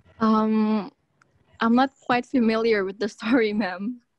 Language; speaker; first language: English; non-native, learner; Indonesian